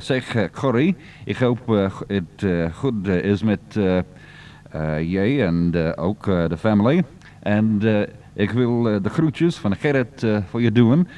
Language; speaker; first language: Dutch; non-native, learner; English